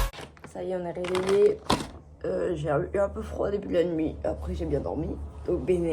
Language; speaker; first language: French; native; French